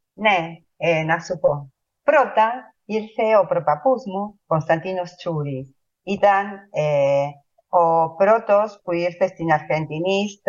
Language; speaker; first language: Greek; early bilingual, heritage; Spanish